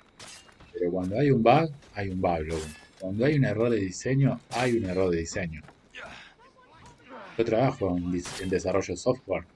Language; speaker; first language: Spanish; native; Spanish